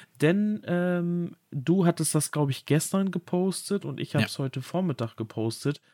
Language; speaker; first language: German; native; German